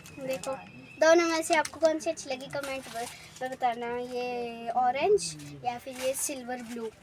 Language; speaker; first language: Hindi; native; Hindi